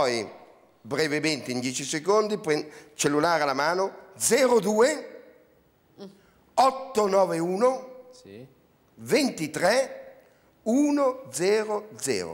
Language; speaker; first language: Italian; native; Italian